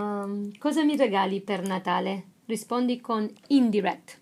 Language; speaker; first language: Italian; non-native, fluent; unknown